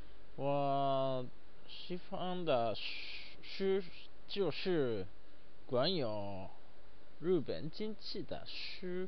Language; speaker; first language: Chinese; non-native, learner; Japanese